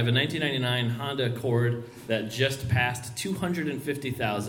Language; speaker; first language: English; native; English